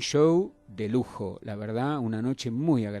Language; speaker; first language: Spanish; native; Spanish